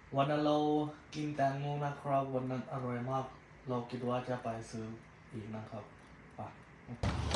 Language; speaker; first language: Thai; non-native, fluent; Hindi